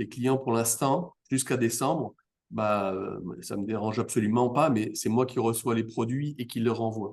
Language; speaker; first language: French; native; French